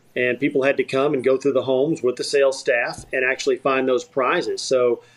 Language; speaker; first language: English; native; English